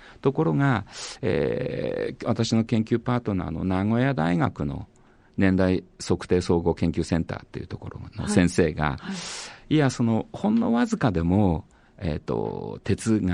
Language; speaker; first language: Japanese; native; Japanese